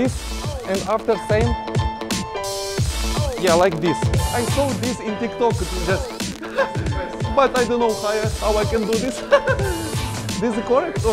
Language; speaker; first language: English; non-native, learner; Russian